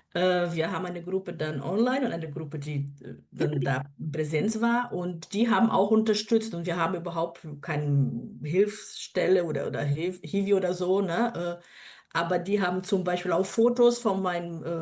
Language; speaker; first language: German; non-native, fluent; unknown